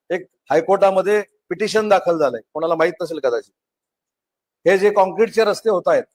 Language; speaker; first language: Marathi; native; Marathi